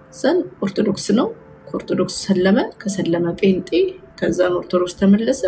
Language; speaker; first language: Amharic; non-native, local second language; Oromo